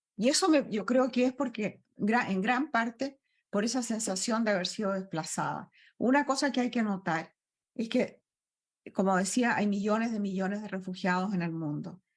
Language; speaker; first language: Spanish; native; Spanish